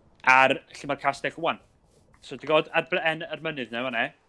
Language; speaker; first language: Welsh; native; Welsh